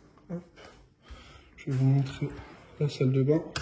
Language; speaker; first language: French; native; French